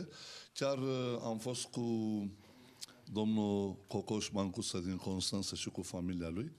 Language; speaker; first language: Romanian; non-native, learner; Turkish